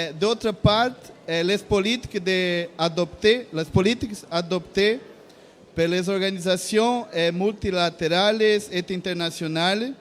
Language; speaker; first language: French; non-native, learner; Portuguese